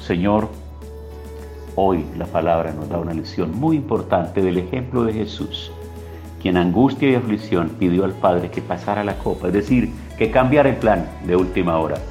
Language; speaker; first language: Spanish; native; Spanish